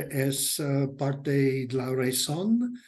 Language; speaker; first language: Spanish; non-native, learner; English